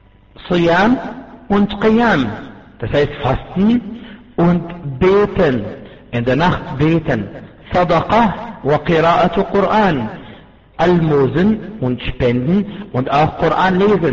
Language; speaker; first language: German; non-native, fluent; Arabic